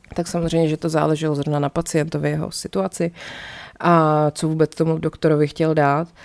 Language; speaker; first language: Czech; native; Czech